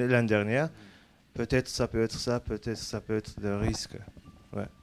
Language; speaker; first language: French; non-native, learner; Azerbaijani